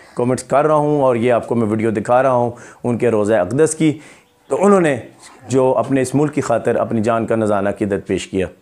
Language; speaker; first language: Urdu; non-native, local second language; Punjabi